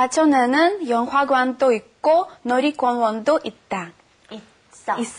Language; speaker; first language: Korean; non-native, learner; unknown